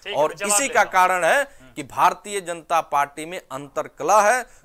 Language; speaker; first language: Hindi; native; Hindi